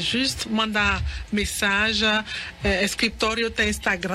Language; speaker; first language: Portuguese; non-native, learner; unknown